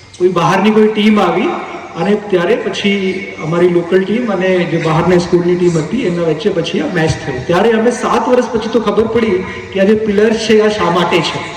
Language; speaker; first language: Gujarati; non-native, local second language; Hindi